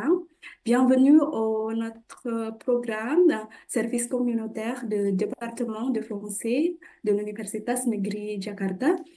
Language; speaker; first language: French; non-native, fluent; Indonesian